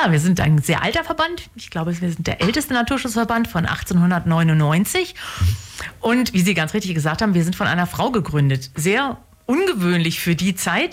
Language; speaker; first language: German; native; German